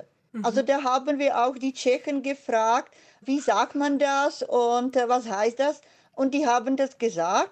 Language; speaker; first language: German; non-native, fluent; Czech